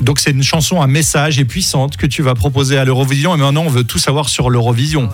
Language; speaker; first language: French; native; French